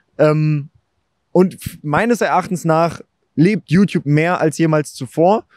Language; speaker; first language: German; native; German